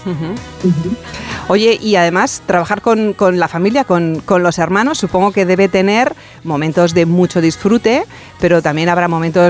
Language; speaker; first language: Spanish; native; Spanish